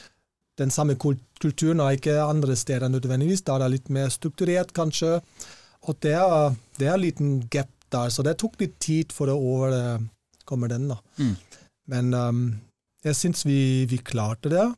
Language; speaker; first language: Norwegian; non-native, fluent; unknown